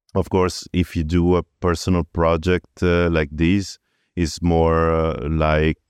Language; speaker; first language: English; early bilingual, other home language; Italian